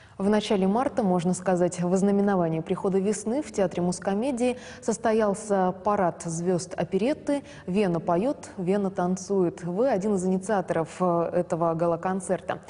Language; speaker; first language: Russian; native; Russian